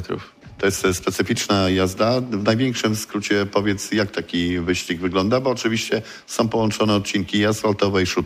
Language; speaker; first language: Polish; native; Polish